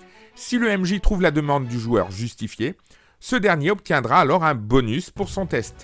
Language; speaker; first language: French; native; French